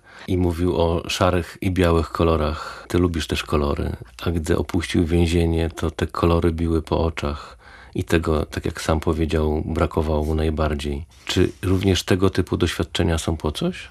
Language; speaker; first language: Polish; native; Polish